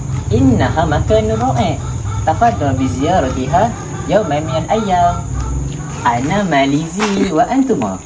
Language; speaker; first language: Arabic; non-native, learner; Malay